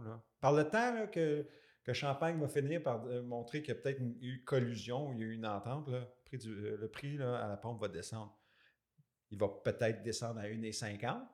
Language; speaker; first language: French; native; French